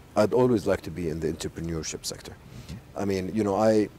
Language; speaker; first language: English; non-native, fluent; Arabic